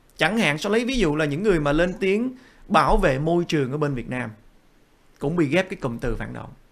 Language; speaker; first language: Vietnamese; early bilingual, other home language; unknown